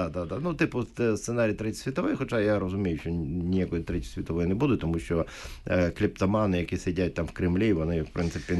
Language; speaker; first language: Ukrainian; native; Ukrainian